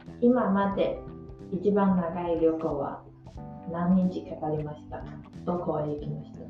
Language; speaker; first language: Japanese; non-native, learner; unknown